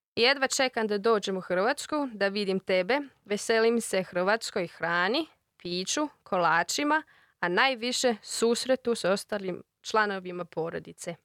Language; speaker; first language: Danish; native; Danish